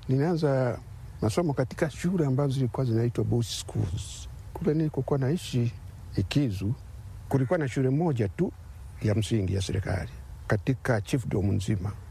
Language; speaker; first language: Swahili; non-native, local second language; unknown